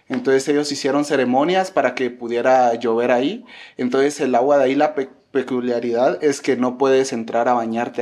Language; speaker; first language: Spanish; native; Spanish